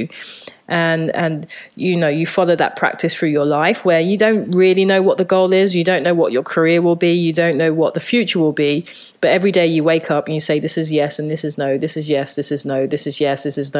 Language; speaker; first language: English; native; English